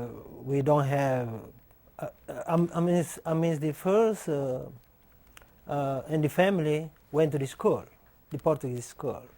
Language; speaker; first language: English; non-native, learner; Portuguese